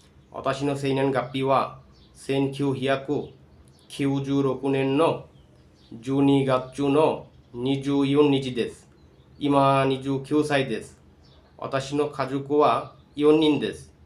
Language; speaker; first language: Japanese; non-native, learner; Bangla